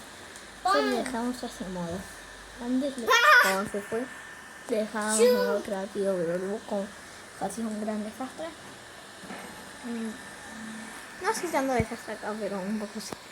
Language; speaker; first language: Spanish; native; Spanish